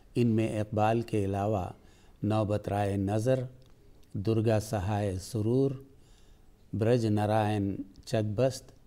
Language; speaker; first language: Urdu; native; Urdu